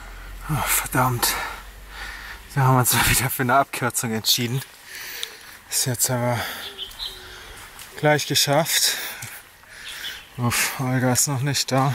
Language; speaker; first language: German; native; German